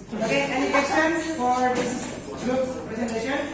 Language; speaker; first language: English; non-native, local second language; Indonesian